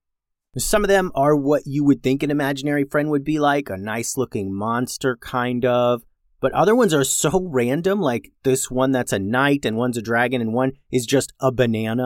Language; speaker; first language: English; native; English